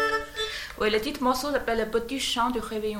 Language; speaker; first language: French; non-native, learner; Chinese